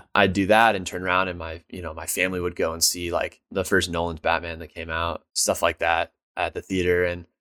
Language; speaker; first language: English; native; English